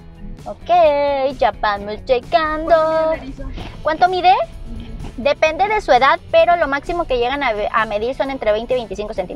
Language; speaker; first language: Spanish; native; Spanish